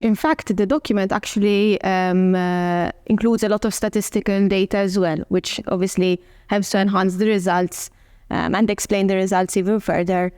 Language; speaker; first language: English; non-native, local second language; Maltese